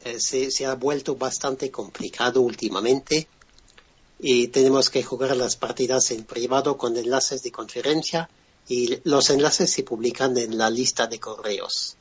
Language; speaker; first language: Spanish; non-native, fluent; French